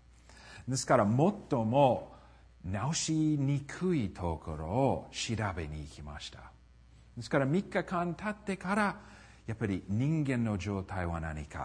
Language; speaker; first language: Japanese; non-native, fluent; English